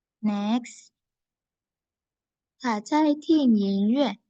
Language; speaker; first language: Chinese; non-native, fluent; Indonesian